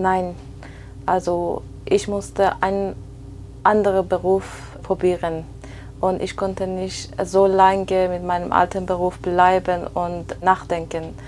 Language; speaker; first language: German; non-native, fluent; Persian